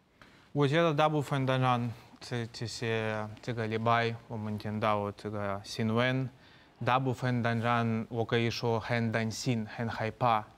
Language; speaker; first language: Chinese; non-native, fluent; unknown